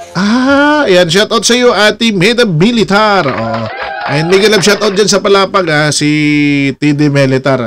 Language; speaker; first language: Filipino; non-native, local second language; Waray